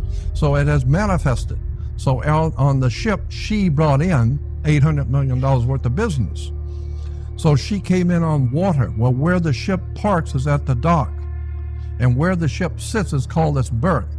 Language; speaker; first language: English; native; English